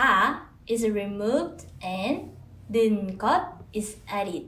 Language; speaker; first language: English; non-native, fluent; Korean